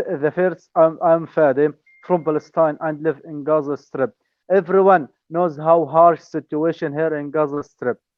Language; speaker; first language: English; non-native, learner; Arabic